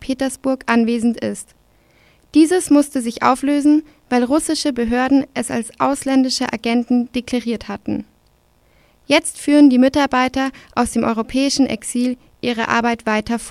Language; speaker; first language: German; native; German